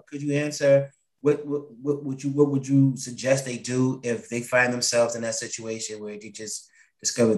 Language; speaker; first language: English; native; English